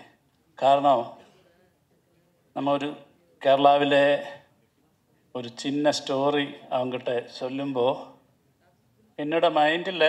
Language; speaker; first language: Tamil; non-native, learner; Malayalam